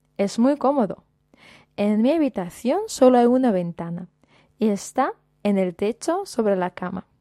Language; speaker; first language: Spanish; non-native, fluent; Russian